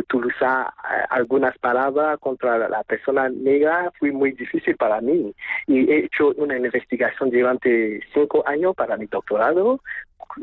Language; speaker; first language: Spanish; non-native, fluent; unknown